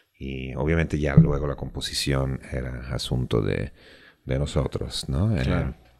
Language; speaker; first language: Spanish; non-native, fluent; Italian